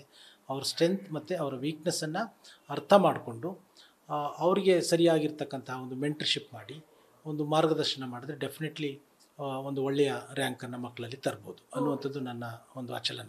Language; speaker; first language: Kannada; native; Kannada